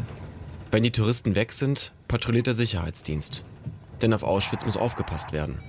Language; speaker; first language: German; native; German